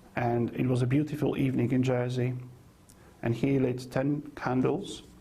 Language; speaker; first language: English; non-native, fluent; Polish